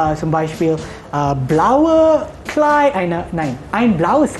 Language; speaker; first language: German; non-native, learner; Malay